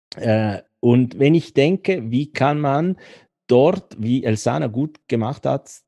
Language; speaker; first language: German; non-native, fluent; Italian